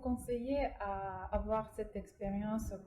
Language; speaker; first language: French; non-native, fluent; Russian